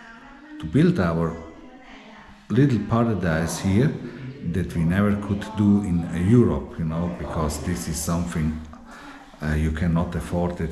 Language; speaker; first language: English; non-native, fluent; Italian